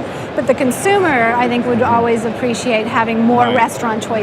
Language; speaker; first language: English; native; English